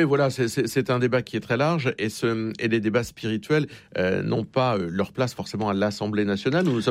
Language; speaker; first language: French; native; French